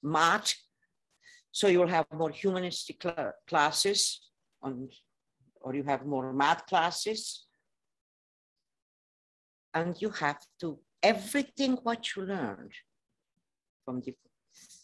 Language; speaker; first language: English; non-native, fluent; Romanian